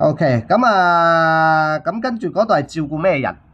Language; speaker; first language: Cantonese; native; Cantonese